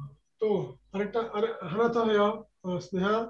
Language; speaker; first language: Korean; non-native, fluent; Bangla